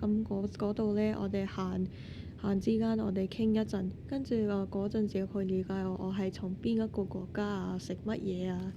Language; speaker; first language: Cantonese; non-native, fluent; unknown